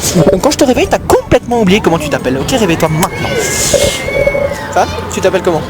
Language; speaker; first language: French; native; French